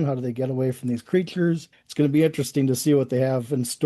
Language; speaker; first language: English; native; English